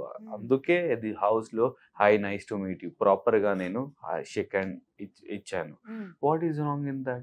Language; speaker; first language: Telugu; non-native, learner; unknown